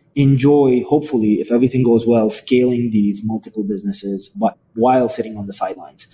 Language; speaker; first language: English; non-native, fluent; Arabic